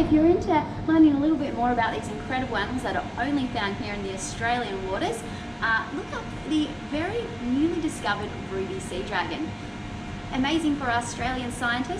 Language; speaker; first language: English; native; English